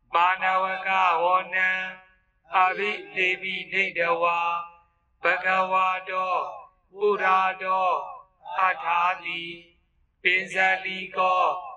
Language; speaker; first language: Burmese; native; Burmese